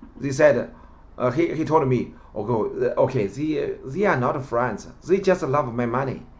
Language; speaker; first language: English; non-native, learner; Chinese